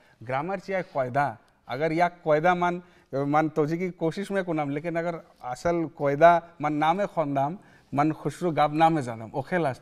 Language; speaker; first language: Persian; non-native, learner; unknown